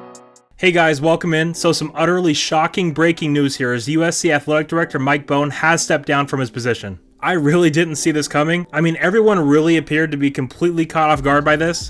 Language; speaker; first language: English; native; English